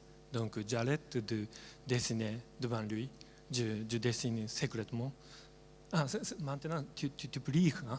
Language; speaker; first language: French; non-native, learner; Japanese